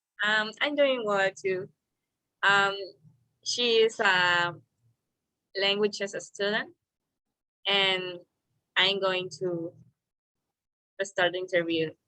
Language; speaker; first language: English; non-native, learner; Spanish